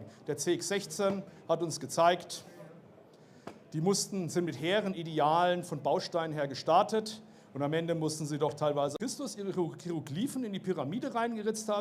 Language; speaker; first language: German; native; German